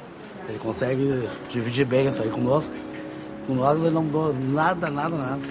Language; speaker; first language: Portuguese; native; Portuguese